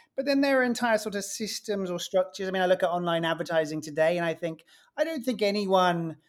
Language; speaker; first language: English; native; English